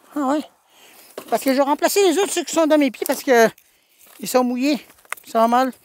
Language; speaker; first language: French; native; French